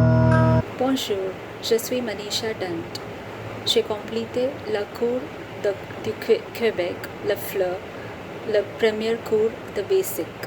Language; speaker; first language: French; non-native, learner; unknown